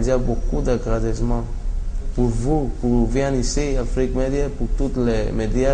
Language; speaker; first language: French; non-native, learner; Spanish